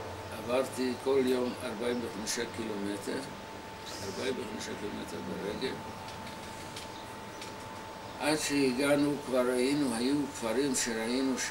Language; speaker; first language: Hebrew; non-native, fluent; Hungarian